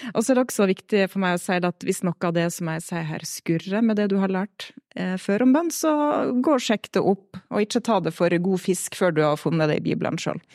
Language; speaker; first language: Norwegian; native; Norwegian